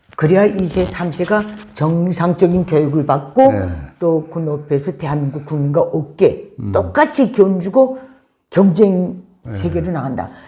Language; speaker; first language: Korean; native; Korean